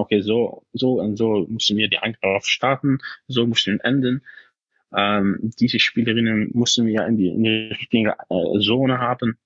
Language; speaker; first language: German; non-native, fluent; Dutch